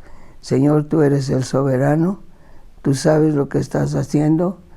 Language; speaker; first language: Spanish; native; Spanish